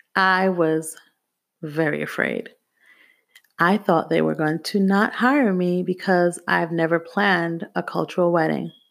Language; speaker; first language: English; native; English